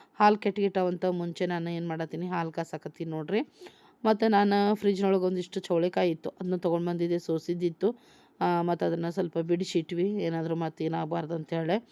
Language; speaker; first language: Kannada; native; Kannada